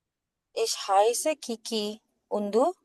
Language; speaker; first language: German; non-native, learner; Indonesian